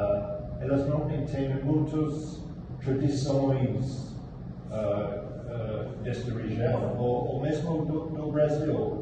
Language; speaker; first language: Portuguese; non-native, fluent; English